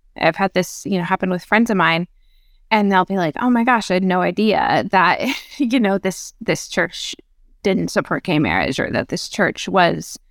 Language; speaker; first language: English; native; English